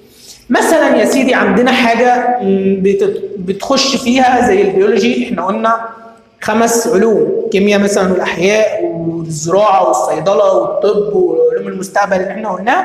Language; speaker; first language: Arabic; native; Arabic